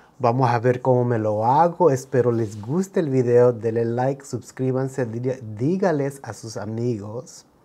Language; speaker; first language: Spanish; early bilingual, heritage; Spanish